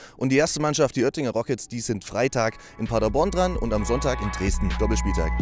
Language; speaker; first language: German; native; German